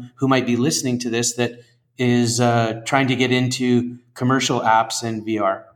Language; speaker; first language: English; native; English